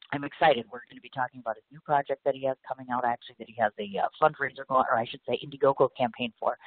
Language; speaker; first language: English; native; English